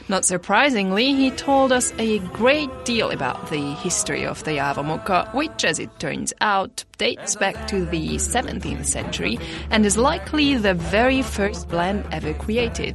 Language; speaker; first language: English; non-native, fluent; Hungarian